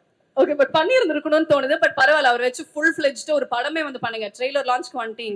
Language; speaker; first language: Tamil; native; Tamil